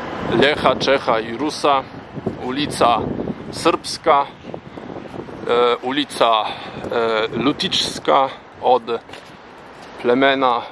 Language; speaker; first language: Polish; non-native, learner; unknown